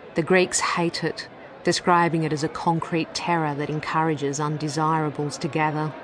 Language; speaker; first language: English; early bilingual, other home language; Greek